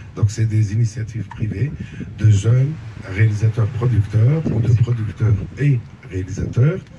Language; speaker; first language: French; non-native, local second language; Arabic